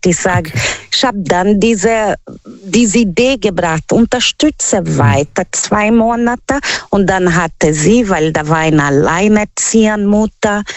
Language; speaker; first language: German; non-native, learner; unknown